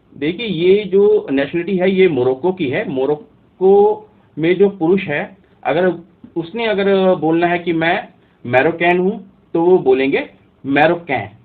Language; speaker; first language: Hindi; native; Hindi